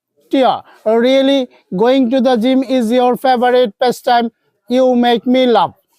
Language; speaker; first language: English; non-native, local second language; Bangla